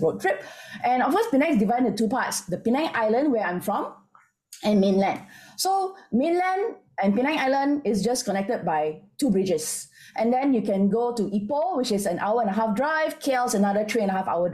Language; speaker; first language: English; non-native, local second language; Min Nan Chinese